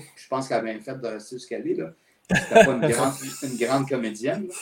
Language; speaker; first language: French; native; French